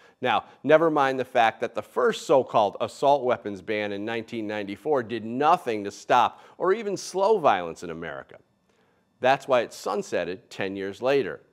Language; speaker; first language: English; native; English